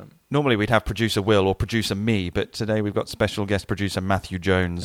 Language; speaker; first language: English; native; English